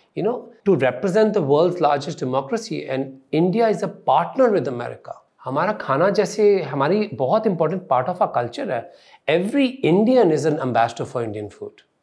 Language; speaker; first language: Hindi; non-native, local second language; Punjabi